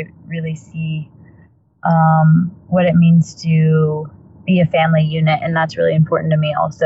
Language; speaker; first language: English; native; English